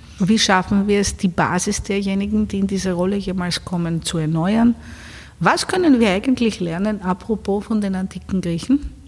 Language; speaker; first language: German; non-native, fluent; Greek